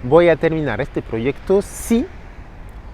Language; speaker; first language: Spanish; non-native, fluent; French